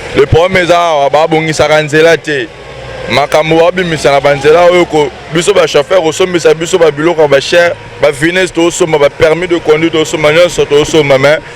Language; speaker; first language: Lingala; native; Lingala